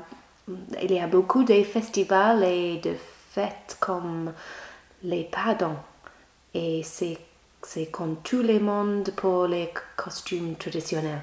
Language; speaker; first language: French; non-native, learner; English